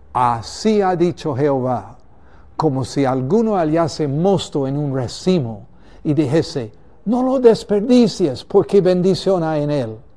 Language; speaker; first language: Spanish; native; Spanish